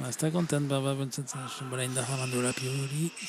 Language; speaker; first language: Basque; native; Basque